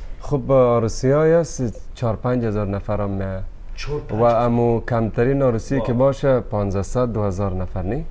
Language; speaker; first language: Persian; native; Persian